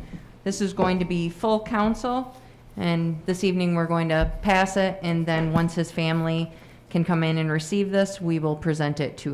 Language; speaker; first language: English; native; English